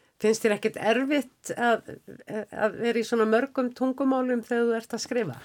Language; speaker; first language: Icelandic; native; Icelandic